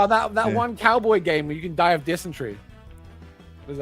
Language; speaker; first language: English; native; English